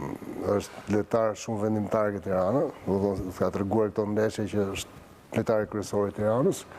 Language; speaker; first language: Albanian; native; Albanian